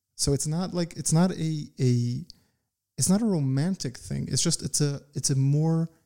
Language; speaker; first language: English; native; English